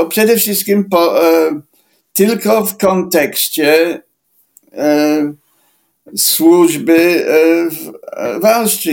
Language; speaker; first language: Polish; non-native, fluent; English